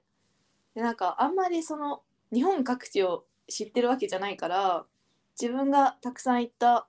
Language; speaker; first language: Japanese; native; Japanese